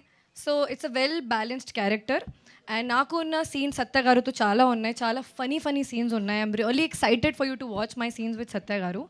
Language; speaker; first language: Telugu; non-native, fluent; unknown